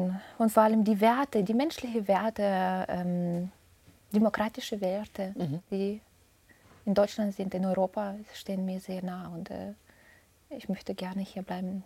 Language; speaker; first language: German; non-native, fluent; Russian